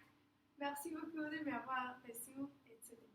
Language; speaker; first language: French; non-native, learner; Spanish